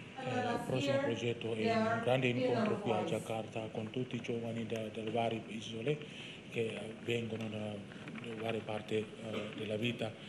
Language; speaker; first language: Italian; non-native, learner; Indonesian